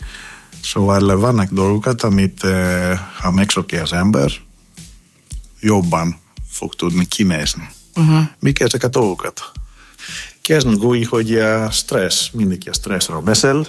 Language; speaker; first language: Hungarian; non-native, fluent; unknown